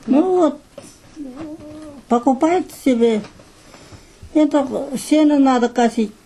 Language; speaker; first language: Russian; non-native, local second language; Kazakh